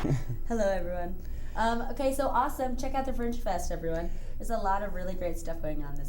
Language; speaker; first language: English; native; English